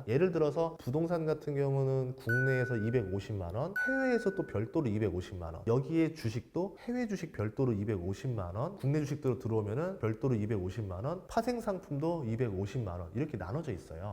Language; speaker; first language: Korean; native; Korean